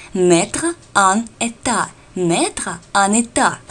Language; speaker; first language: French; non-native, fluent; Russian